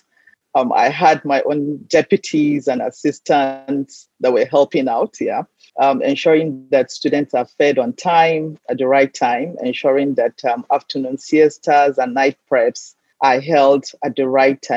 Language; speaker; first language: English; non-native, local second language; Hausa